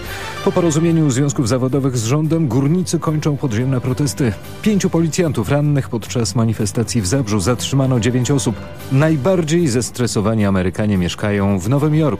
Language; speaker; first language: Polish; native; Polish